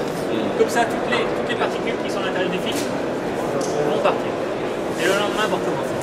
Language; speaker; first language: French; native; French